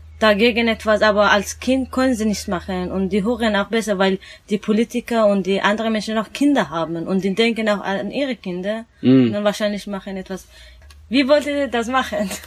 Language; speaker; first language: German; non-native, learner; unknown